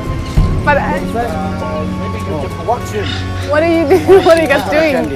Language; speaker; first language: English; non-native, learner; Chinese